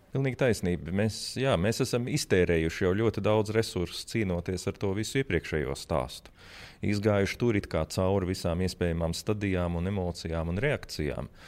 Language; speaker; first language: Latvian; native; Latvian